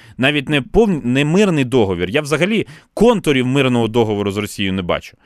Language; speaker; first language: Ukrainian; non-native, local second language; Russian